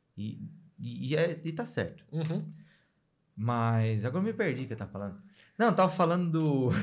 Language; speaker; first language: Portuguese; native; Portuguese